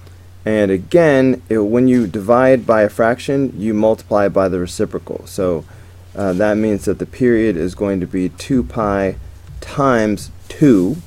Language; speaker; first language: English; native; English